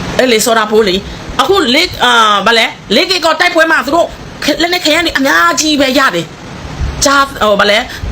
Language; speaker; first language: Burmese; non-native, local second language; S'gaw Karen